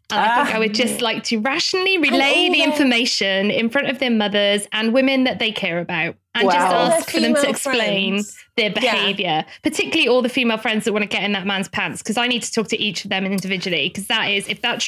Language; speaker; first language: English; native; English